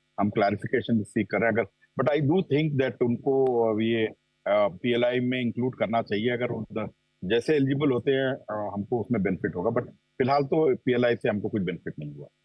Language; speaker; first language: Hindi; non-native, local second language; Telugu